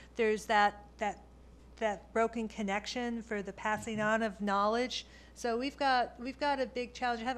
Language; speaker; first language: English; native; English